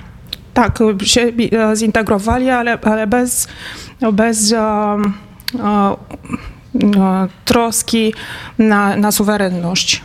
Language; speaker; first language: Polish; non-native, fluent; Romanian